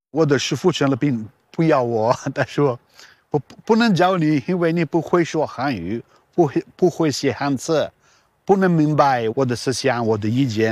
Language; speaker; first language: Chinese; non-native, learner; Italian